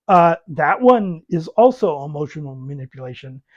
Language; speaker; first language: English; native; English